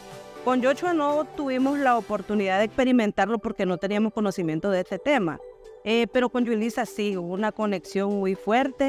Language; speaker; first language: Spanish; native; Spanish